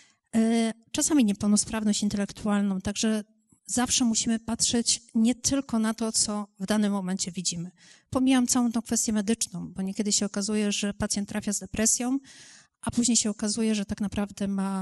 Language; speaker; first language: Polish; native; Polish